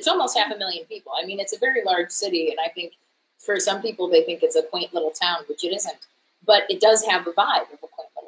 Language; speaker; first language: English; native; English